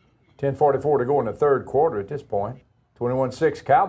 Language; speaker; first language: English; native; English